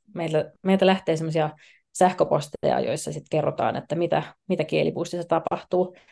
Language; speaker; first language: Finnish; native; Finnish